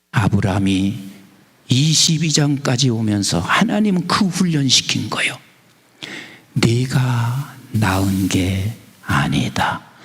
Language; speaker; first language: Korean; native; Korean